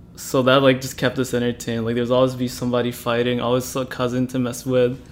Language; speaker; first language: English; early bilingual, other home language; Filipino